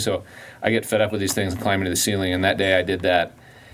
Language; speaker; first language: English; native; English